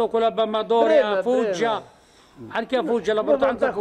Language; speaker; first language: Italian; non-native, learner; Arabic